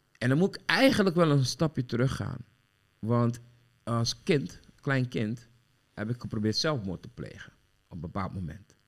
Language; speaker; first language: Dutch; early bilingual, other home language; Sranan Tongo